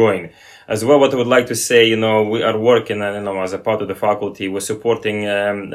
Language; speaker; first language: English; non-native, fluent; Lithuanian